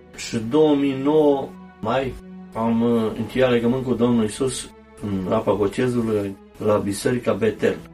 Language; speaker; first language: Romanian; early bilingual, heritage; Romanian